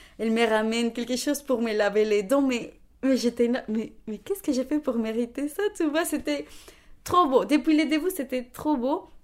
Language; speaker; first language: French; non-native, fluent; Spanish